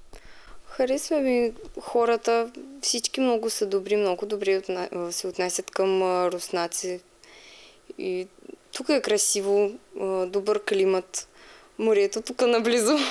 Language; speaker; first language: Bulgarian; non-native, fluent; Russian